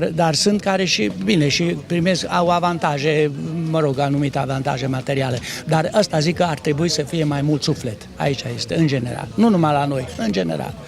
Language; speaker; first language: Romanian; non-native, local second language; Hungarian